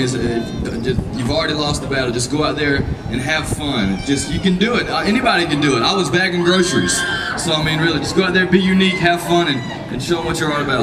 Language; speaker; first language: English; native; English